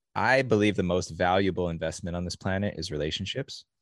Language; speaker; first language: English; native; English